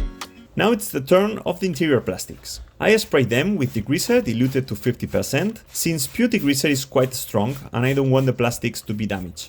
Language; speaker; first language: English; non-native, fluent; Spanish